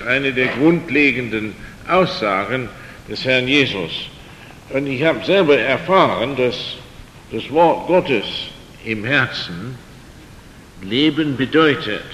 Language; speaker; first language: German; non-native, fluent; English